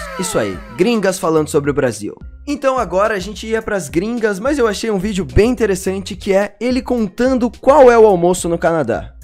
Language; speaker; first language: Portuguese; native; Portuguese